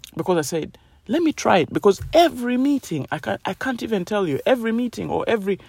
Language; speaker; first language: English; non-native, local second language; Ganda